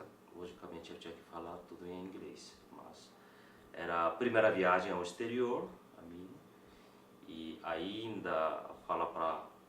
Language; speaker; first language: Portuguese; non-native, fluent; Korean